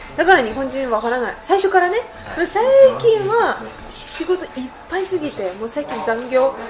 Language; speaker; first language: Japanese; non-native, fluent; Russian